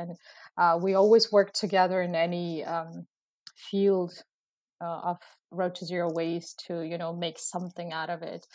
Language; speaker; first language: English; non-native, fluent; Uzbek